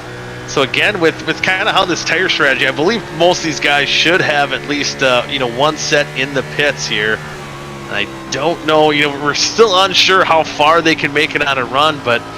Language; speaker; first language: English; native; English